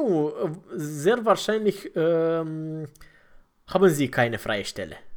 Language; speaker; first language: German; non-native, fluent; Romanian